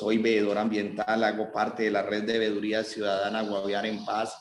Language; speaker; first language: Spanish; native; Spanish